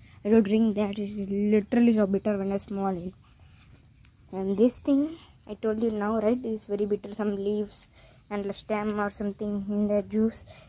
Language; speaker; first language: English; non-native, local second language; Konkani